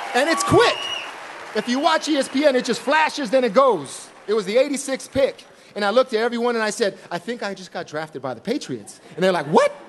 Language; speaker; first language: English; native; English